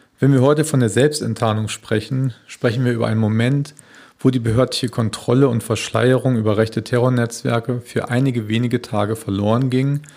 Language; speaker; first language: German; native; German